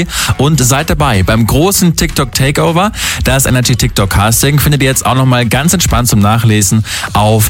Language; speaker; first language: German; native; German